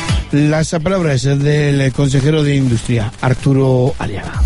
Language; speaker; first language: Spanish; native; Spanish